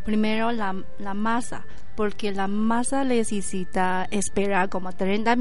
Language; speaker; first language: Spanish; non-native, learner; Chinese